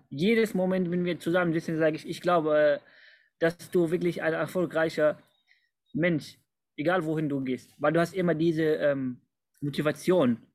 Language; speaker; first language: German; non-native, fluent; Arabic